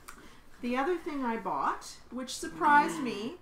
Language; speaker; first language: English; native; English